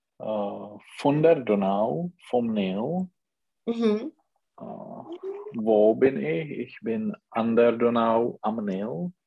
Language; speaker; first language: German; non-native, learner; Czech